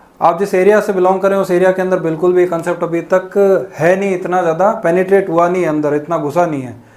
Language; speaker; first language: Hindi; native; Hindi